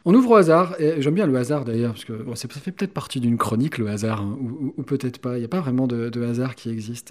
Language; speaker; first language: French; native; French